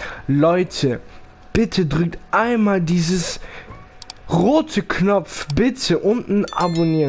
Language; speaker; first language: German; early bilingual, other home language; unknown